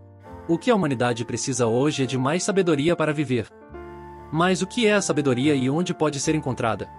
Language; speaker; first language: Portuguese; native; Portuguese